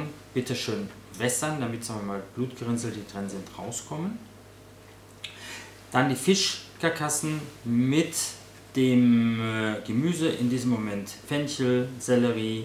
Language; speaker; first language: German; native; German